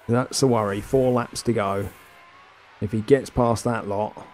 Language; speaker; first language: English; native; English